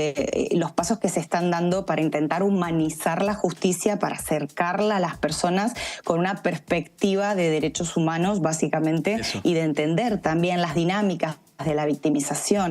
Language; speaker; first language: Spanish; native; Spanish